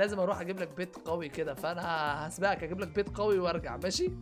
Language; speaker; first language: Arabic; native; Arabic